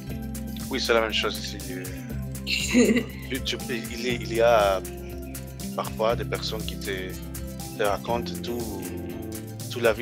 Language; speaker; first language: French; non-native, learner; Spanish